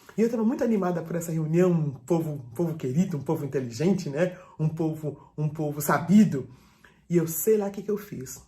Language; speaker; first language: Portuguese; native; Portuguese